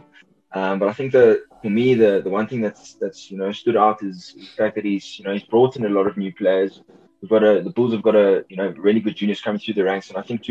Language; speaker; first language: English; native; English